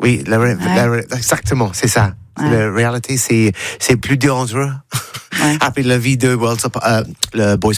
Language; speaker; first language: French; non-native, learner; English